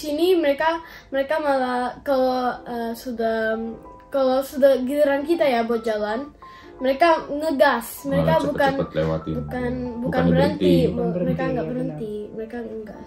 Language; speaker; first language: Indonesian; early bilingual, heritage; Indonesian